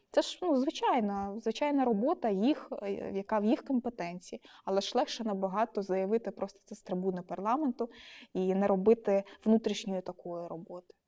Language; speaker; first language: Ukrainian; non-native, local second language; Russian